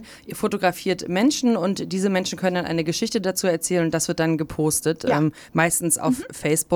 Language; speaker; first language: German; native; German